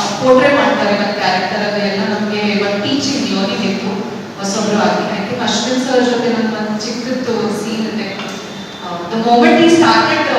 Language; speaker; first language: Kannada; non-native, fluent; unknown